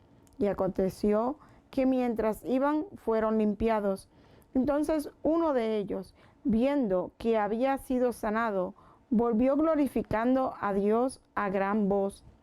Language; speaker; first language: Spanish; native; Spanish